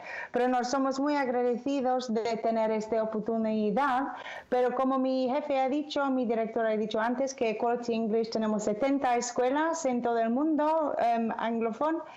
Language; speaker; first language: Spanish; non-native, fluent; English